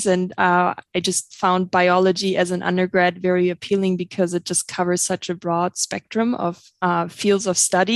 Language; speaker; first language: English; non-native, fluent; German